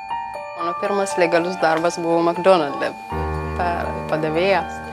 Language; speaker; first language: Lithuanian; non-native, learner; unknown